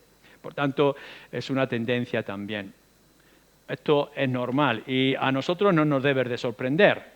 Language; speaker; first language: Spanish; native; Spanish